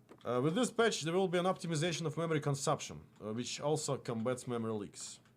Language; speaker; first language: English; non-native, fluent; Russian